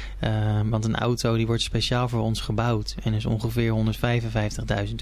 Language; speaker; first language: Dutch; native; Dutch